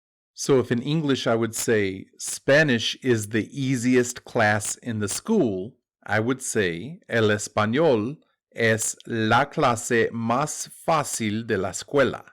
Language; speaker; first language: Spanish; non-native, fluent; English